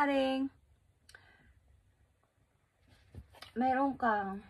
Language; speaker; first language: Filipino; native; Filipino